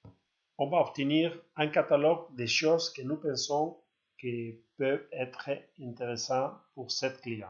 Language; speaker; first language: French; non-native, learner; Spanish